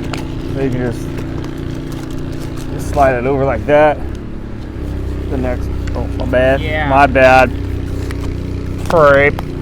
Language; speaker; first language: English; native; English